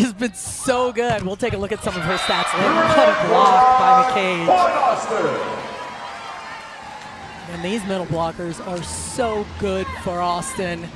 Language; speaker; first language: English; native; English